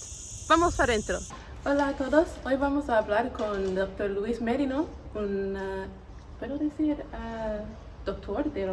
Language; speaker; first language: Spanish; non-native, learner; English